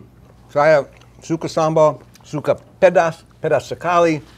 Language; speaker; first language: Indonesian; non-native, learner; English